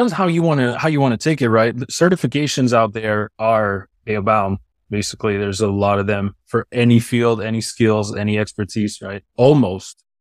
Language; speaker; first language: English; non-native, fluent; German